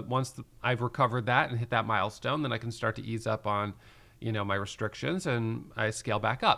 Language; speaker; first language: English; native; English